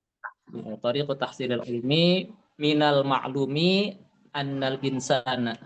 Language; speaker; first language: Arabic; non-native, learner; Indonesian